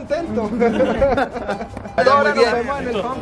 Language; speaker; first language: Spanish; native; Spanish